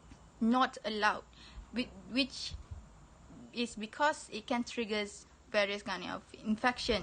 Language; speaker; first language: English; non-native, local second language; Malay